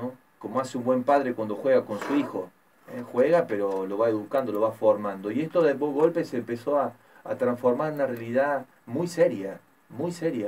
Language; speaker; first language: Spanish; native; Spanish